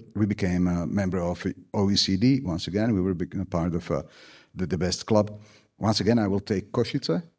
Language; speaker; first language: English; non-native, fluent; Slovak